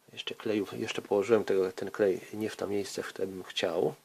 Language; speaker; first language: Polish; native; Polish